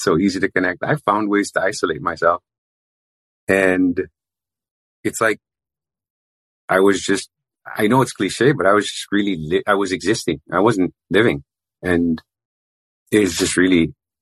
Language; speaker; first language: English; non-native, local second language; Filipino